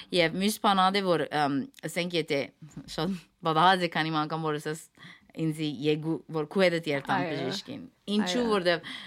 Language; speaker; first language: Armenian; early bilingual, heritage; Armenian